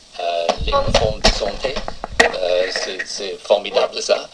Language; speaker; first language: French; non-native, fluent; English